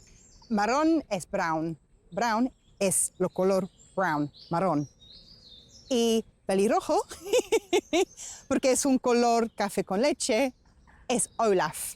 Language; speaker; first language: Spanish; non-native, learner; English